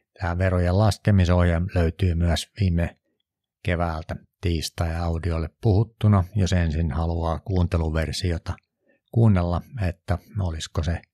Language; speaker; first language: Finnish; native; Finnish